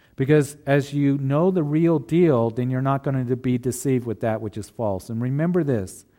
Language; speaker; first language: English; native; English